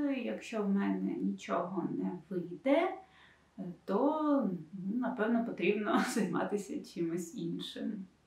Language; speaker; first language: Ukrainian; non-native, local second language; Russian